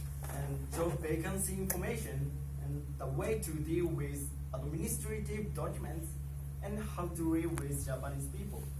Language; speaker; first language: English; non-native, learner; Japanese